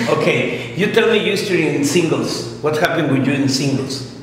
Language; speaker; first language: English; non-native, learner; Spanish